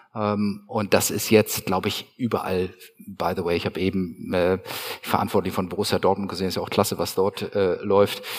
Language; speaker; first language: German; native; German